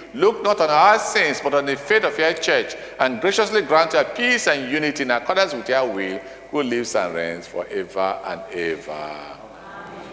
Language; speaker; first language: English; non-native, local second language; Igbo